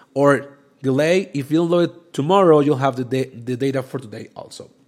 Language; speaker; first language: English; non-native, fluent; Spanish